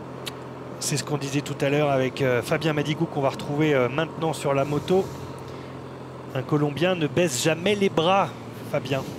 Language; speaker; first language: French; native; French